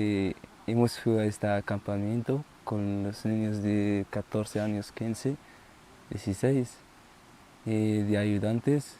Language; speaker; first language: Spanish; non-native, learner; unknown